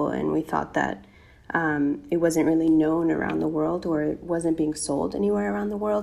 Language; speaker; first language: English; native; English